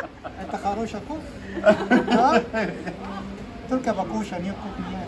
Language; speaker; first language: Russian; non-native, learner; Arabic